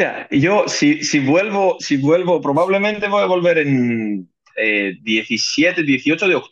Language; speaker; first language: Spanish; non-native, fluent; Greek